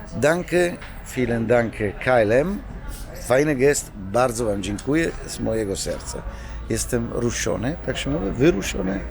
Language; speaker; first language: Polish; non-native, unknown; Italian